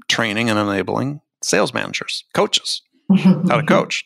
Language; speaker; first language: English; native; English